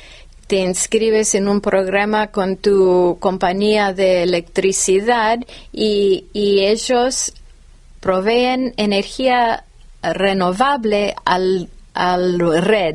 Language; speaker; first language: Spanish; non-native, fluent; English